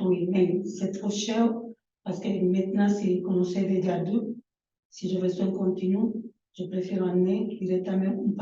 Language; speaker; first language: French; non-native, learner; Spanish